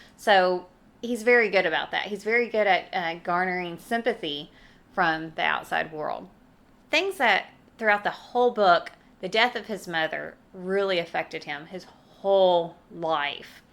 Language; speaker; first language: English; native; English